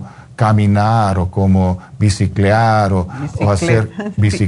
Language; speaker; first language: Spanish; non-native, fluent; English